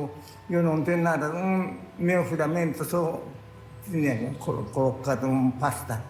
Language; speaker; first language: Portuguese; non-native, learner; Japanese